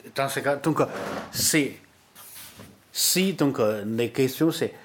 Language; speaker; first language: French; non-native, learner; Chinese